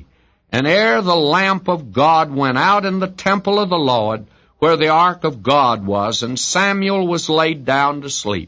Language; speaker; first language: English; native; English